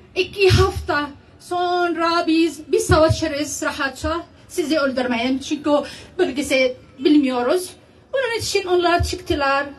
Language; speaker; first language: Turkish; non-native, learner; Arabic